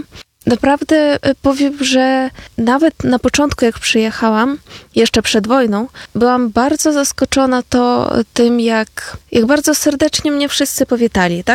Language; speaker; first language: Polish; non-native, fluent; Ukrainian